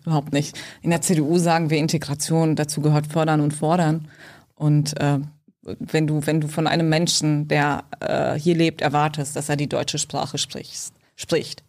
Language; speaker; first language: German; early bilingual, other home language; Turkish